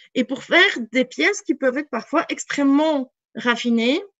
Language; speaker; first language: French; native; French